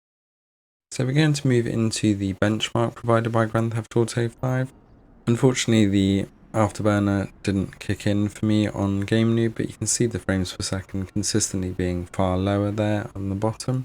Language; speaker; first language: English; native; English